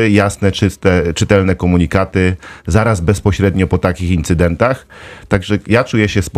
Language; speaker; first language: Polish; native; Polish